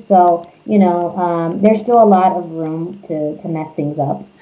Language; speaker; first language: English; early bilingual, other home language; Spanish